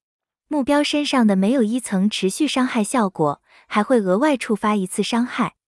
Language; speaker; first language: Chinese; native; Chinese